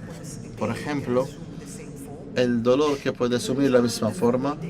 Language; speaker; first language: Spanish; non-native, fluent; Italian